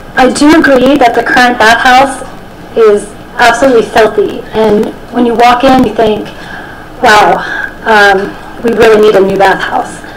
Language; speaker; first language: English; native; English